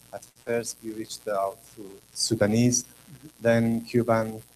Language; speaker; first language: English; non-native, learner; Persian